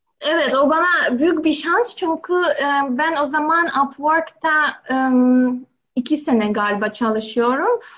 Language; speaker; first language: Turkish; non-native, learner; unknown